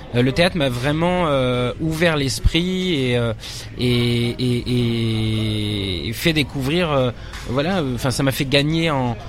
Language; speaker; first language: French; native; French